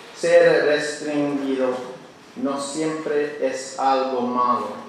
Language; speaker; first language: Spanish; non-native, learner; English